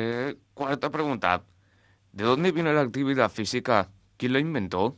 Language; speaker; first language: Spanish; native; Spanish